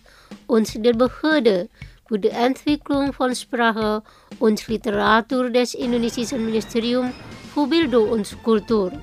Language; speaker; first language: German; non-native, fluent; Indonesian